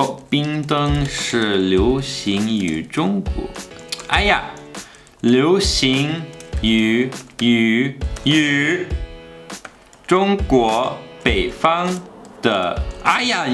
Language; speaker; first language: Chinese; non-native, fluent; English